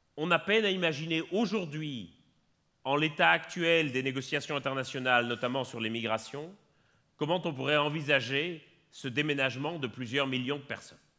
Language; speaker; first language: French; native; French